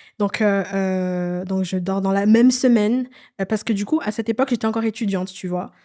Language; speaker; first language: French; non-native, local second language; Malagasy